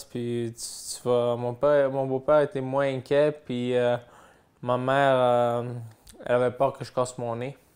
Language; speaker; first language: French; native; French